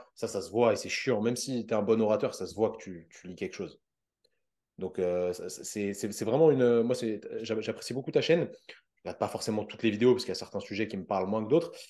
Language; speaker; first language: French; native; French